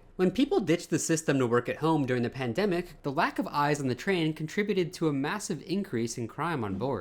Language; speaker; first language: English; native; English